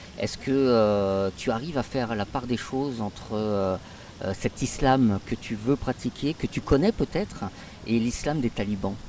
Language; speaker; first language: French; native; French